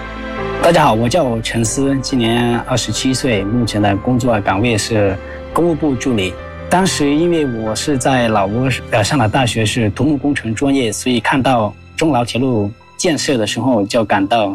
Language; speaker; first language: Chinese; non-native, fluent; Lao